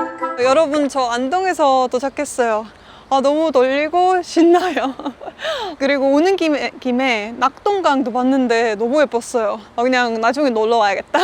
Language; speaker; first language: Korean; non-native, fluent; Estonian